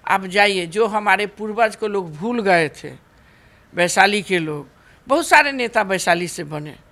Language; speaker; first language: Hindi; native; Hindi